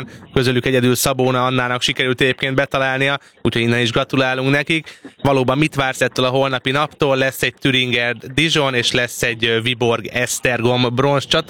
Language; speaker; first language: Hungarian; native; Hungarian